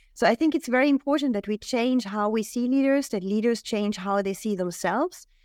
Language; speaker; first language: English; non-native, fluent; German